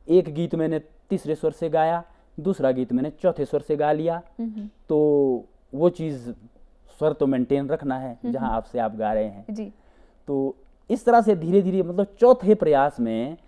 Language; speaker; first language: Hindi; native; Hindi